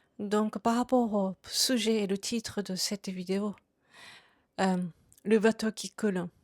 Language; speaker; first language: French; non-native, fluent; Japanese